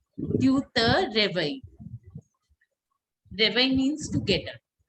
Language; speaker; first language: French; non-native, fluent; Hindi